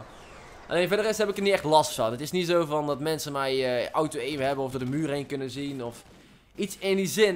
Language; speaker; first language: Dutch; native; Dutch